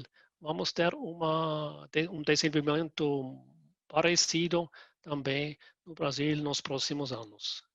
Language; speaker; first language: Portuguese; non-native, fluent; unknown